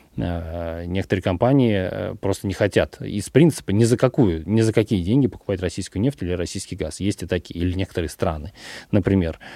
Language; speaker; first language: Russian; native; Russian